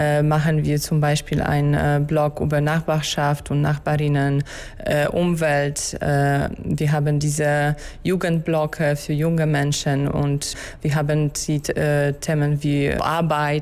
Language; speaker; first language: German; non-native, fluent; Polish